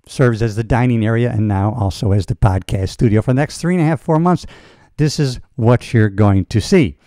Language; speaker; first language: English; native; English